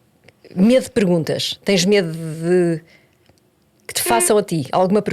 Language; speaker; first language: Portuguese; native; Portuguese